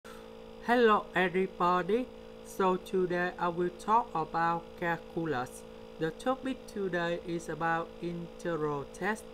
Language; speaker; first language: English; non-native, learner; Vietnamese